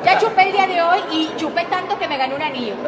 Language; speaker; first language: Spanish; native; Spanish